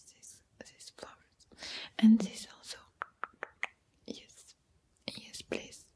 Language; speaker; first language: English; non-native, learner; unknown